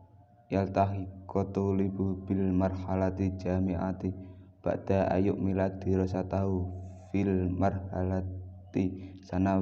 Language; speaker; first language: Arabic; non-native, learner; Indonesian